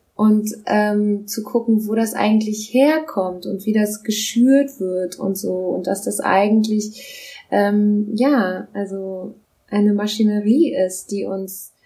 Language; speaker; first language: German; non-native, local second language; Russian